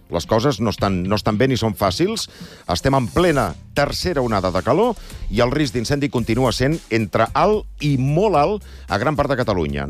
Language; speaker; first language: Catalan; native; Catalan